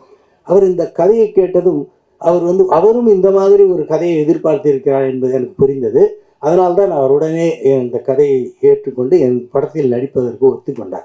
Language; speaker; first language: Tamil; native; Tamil